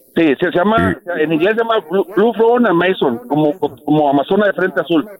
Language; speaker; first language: Spanish; native; Spanish